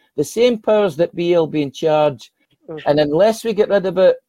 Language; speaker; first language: English; native; English